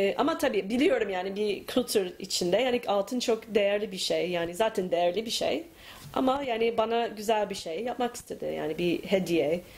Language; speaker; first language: Turkish; non-native, fluent; English